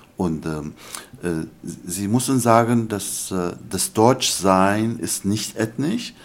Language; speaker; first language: German; non-native, fluent; Arabic